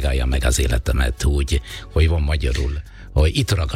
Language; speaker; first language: Hungarian; non-native, fluent; Italian